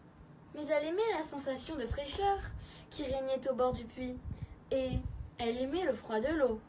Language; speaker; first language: French; native; French